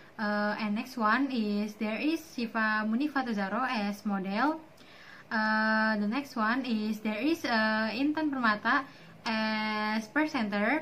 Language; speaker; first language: English; non-native, learner; Indonesian